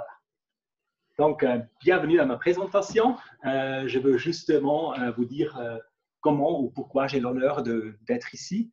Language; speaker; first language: French; non-native, local second language; German